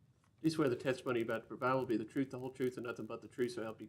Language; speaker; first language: English; native; English